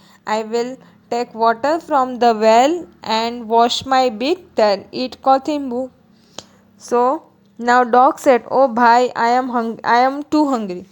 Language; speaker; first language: English; non-native, local second language; Gujarati